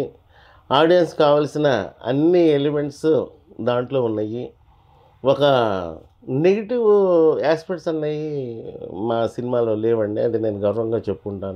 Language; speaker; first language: Telugu; native; Telugu